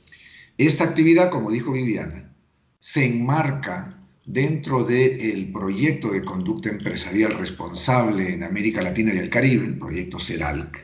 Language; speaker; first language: Spanish; native; Spanish